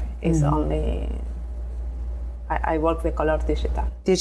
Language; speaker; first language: English; non-native, learner; Spanish